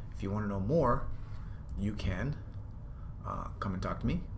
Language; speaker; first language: English; native; English